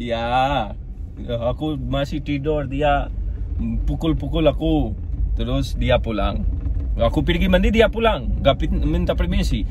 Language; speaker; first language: Indonesian; non-native, learner; Urdu